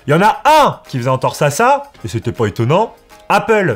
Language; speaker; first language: French; native; French